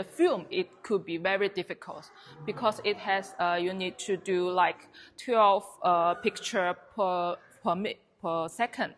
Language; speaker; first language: English; non-native, learner; Chinese